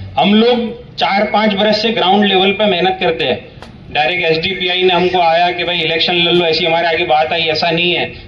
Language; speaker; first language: Hindi; non-native, local second language; Gujarati